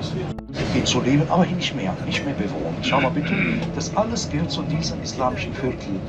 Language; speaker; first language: German; non-native, fluent; Arabic